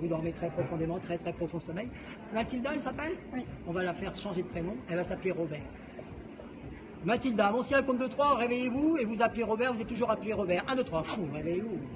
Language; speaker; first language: French; native; French